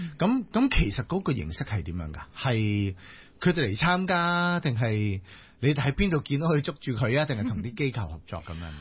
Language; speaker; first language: Cantonese; native; Cantonese